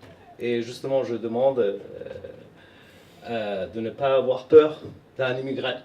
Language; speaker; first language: French; non-native, fluent; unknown